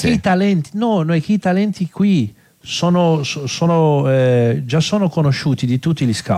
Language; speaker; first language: Italian; non-native, fluent; Portuguese